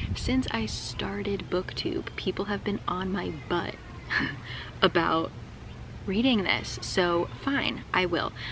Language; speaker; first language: English; native; English